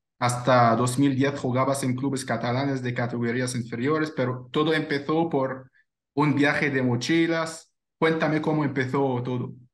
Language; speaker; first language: Spanish; non-native, fluent; Arabic